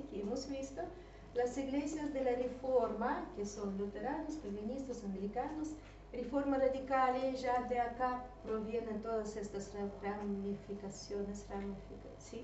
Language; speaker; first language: Spanish; non-native, fluent; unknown